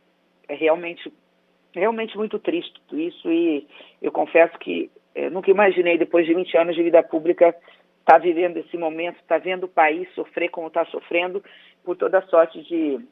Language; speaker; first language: Portuguese; native; Portuguese